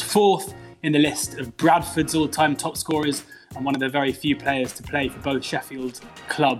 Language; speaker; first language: English; native; English